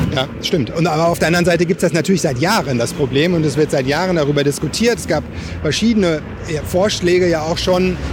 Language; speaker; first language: German; native; German